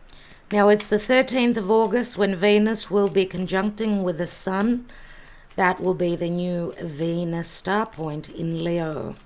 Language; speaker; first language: English; native; English